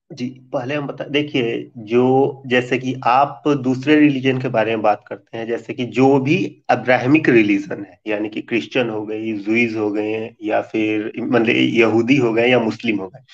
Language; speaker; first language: Hindi; native; Hindi